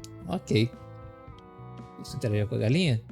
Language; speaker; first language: Portuguese; native; Portuguese